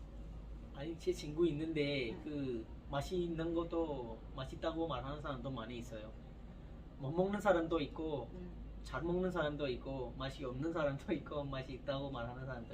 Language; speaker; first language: Korean; non-native, learner; Urdu